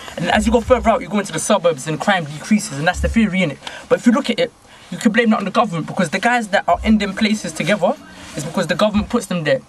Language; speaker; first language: English; native; English